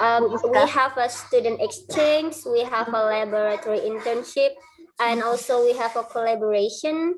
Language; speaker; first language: English; non-native, fluent; Indonesian